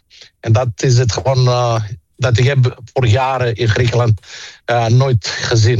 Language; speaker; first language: Dutch; non-native, fluent; Greek